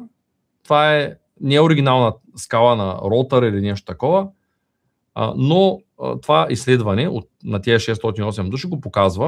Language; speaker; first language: Bulgarian; native; Bulgarian